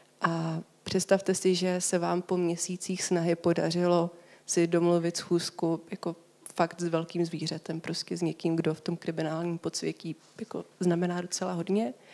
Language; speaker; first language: Czech; native; Czech